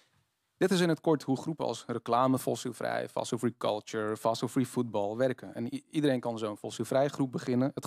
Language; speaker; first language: Dutch; native; Dutch